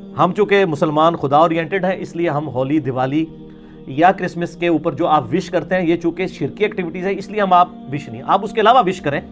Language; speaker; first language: Urdu; non-native, local second language; Punjabi